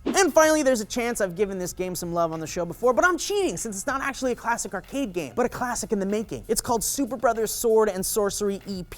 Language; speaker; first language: English; native; English